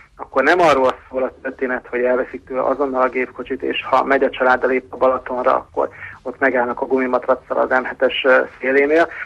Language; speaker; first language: Hungarian; native; Hungarian